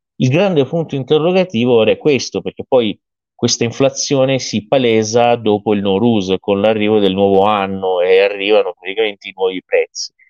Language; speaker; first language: Italian; non-native, fluent; Persian